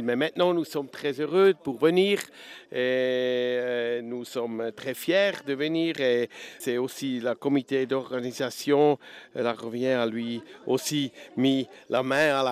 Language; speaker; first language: French; non-native, learner; German